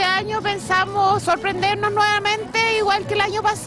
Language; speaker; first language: Spanish; native; Spanish